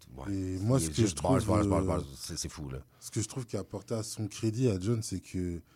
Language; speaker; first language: French; native; French